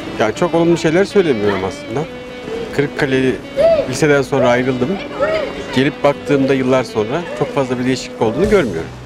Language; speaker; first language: Turkish; native; Turkish